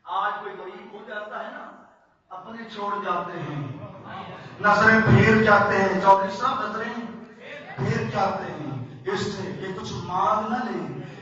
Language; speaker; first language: Urdu; non-native, local second language; Punjabi